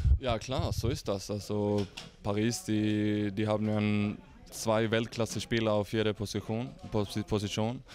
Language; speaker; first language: German; non-native, fluent; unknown